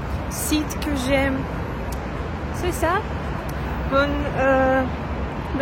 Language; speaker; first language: French; non-native, learner; Russian